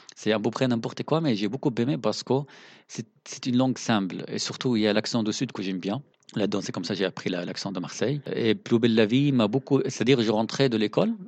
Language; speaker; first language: French; non-native, fluent; Arabic